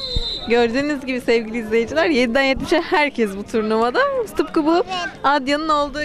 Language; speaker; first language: Turkish; native; Turkish